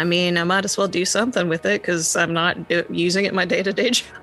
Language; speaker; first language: English; native; English